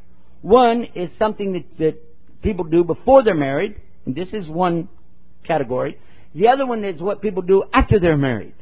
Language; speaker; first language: English; native; English